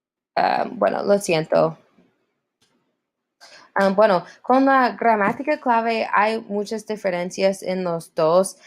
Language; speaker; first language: Spanish; non-native, learner; English